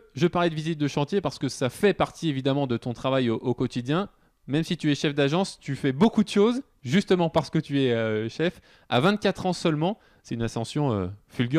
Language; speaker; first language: French; native; French